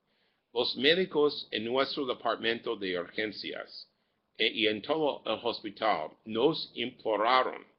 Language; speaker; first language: Spanish; non-native, fluent; English